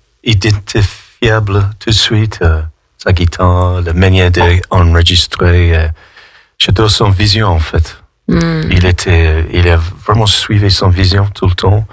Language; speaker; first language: French; non-native, fluent; English